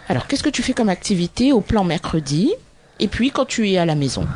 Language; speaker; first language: French; native; French